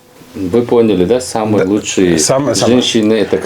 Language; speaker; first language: Russian; non-native, local second language; Kyrgyz